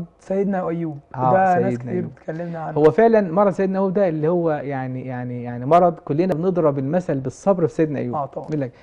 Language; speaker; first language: Arabic; native; Arabic